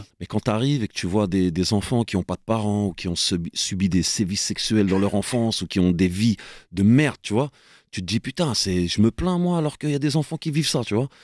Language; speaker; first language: French; native; French